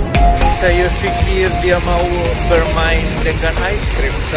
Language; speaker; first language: Indonesian; non-native, fluent; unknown